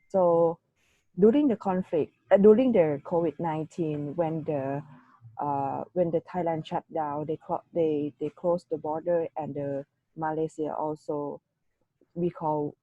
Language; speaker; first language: English; non-native, learner; Thai